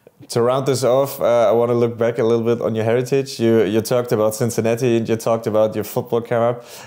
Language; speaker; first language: English; non-native, fluent; German